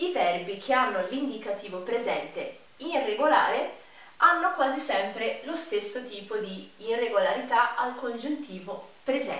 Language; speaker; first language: Italian; non-native, fluent; Portuguese